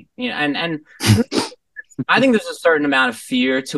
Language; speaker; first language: English; native; English